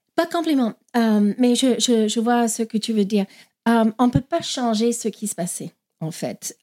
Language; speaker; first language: French; non-native, fluent; English